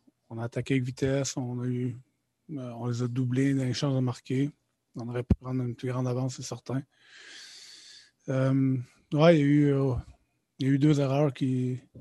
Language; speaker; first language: French; native; French